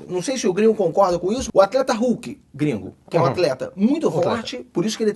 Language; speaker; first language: Portuguese; native; Portuguese